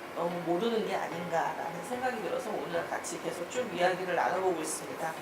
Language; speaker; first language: Korean; native; Korean